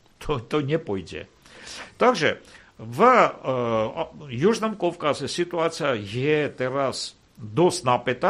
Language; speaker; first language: Slovak; non-native, fluent; Armenian